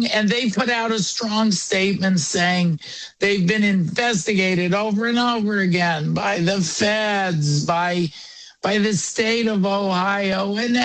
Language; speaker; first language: English; non-native, local second language; Yiddish